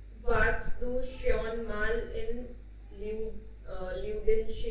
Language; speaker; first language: German; non-native, learner; Hindi